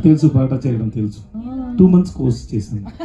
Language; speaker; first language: Telugu; non-native, learner; Tamil